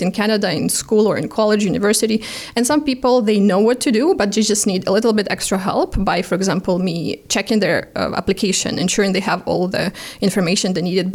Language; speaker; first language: English; non-native, fluent; Ukrainian